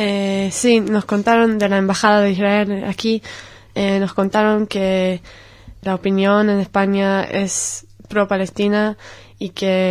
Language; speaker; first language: Spanish; non-native, learner; Hebrew